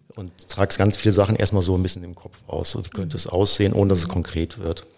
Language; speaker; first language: German; native; German